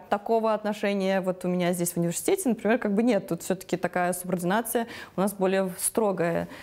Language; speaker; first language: Russian; native; Russian